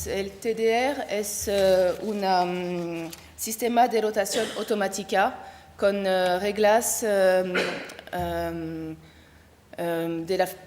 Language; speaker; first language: Spanish; non-native, learner; French